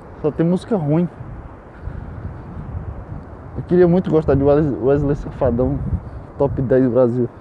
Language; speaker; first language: Portuguese; native; Portuguese